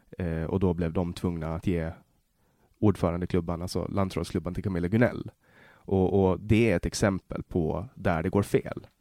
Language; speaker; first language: Swedish; native; Swedish